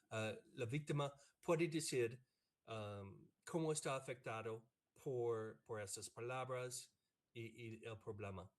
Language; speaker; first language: Spanish; non-native, fluent; English